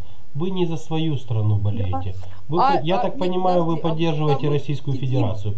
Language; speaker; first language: Russian; native; Russian